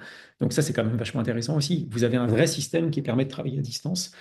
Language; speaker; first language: French; native; French